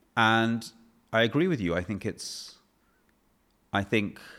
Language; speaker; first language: English; native; English